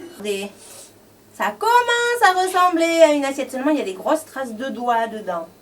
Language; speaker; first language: French; native; French